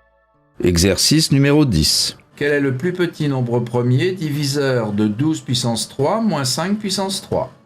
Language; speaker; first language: French; native; French